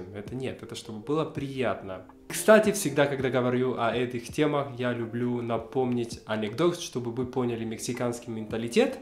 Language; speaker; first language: Russian; non-native, fluent; Spanish